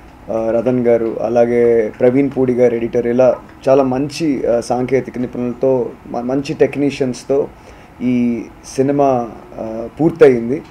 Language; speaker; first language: Telugu; native; Telugu